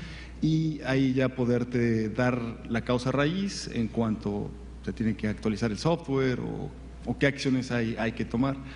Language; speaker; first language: Spanish; native; Spanish